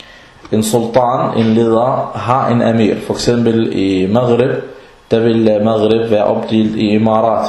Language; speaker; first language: Danish; early bilingual, other home language; Arabic